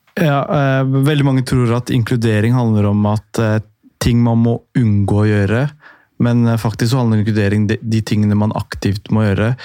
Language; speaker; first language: Norwegian; early bilingual, other home language; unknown